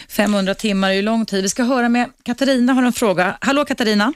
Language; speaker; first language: Swedish; native; Swedish